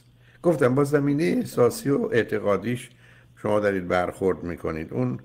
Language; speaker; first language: Persian; native; Persian